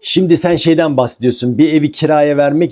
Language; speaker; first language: Turkish; native; Turkish